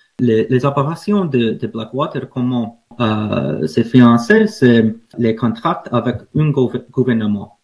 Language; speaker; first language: French; non-native, fluent; English